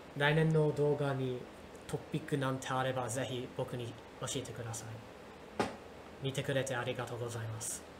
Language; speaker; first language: Japanese; non-native, learner; English